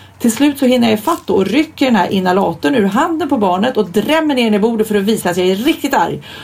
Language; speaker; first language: Swedish; native; Swedish